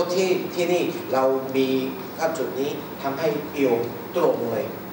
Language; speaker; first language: Thai; non-native, learner; Chinese